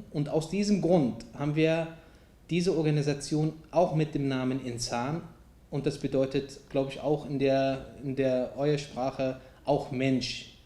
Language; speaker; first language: German; non-native, fluent; Arabic